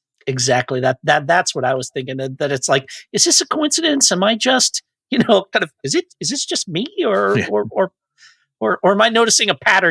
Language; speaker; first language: English; native; English